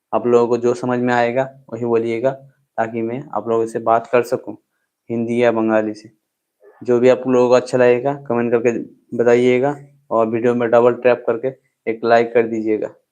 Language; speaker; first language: Hindi; non-native, local second language; Bangla